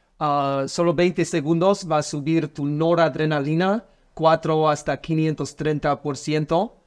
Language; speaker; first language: Spanish; non-native, learner; English